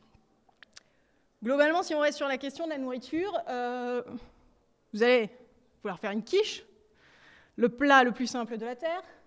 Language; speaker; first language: French; native; French